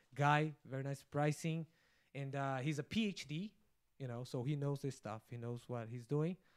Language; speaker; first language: English; non-native, fluent; Portuguese